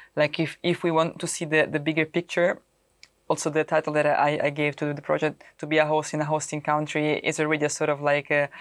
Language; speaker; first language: English; non-native, fluent; Italian